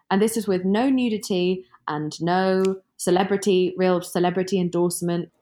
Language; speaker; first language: English; native; English